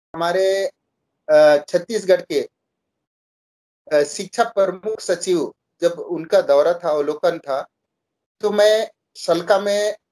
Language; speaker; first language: Hindi; native; Hindi